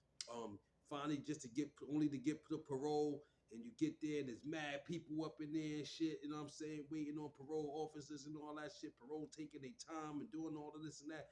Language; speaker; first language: English; native; English